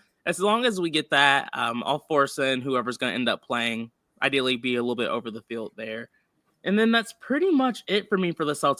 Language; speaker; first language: English; native; English